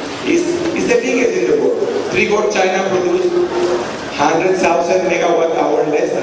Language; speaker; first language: English; non-native, fluent; Spanish